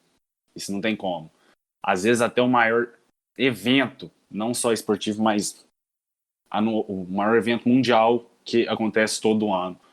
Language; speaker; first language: Portuguese; native; Portuguese